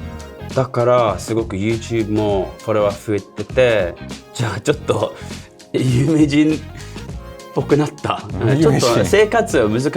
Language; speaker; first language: Japanese; non-native, learner; English